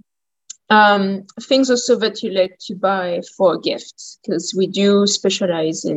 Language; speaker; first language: English; non-native, fluent; French